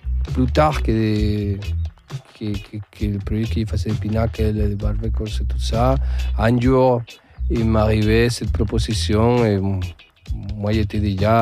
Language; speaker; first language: French; non-native, fluent; Spanish